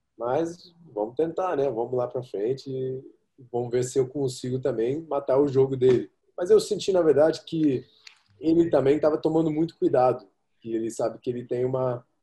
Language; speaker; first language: Portuguese; early bilingual, heritage; English